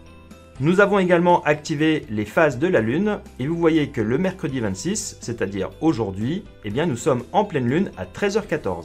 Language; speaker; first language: French; native; French